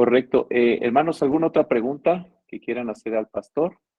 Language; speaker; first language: Spanish; native; Spanish